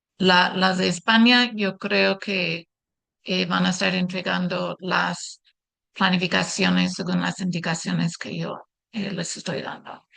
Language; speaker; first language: Spanish; non-native, fluent; English